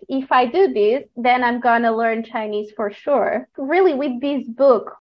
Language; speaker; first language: English; non-native, fluent; Portuguese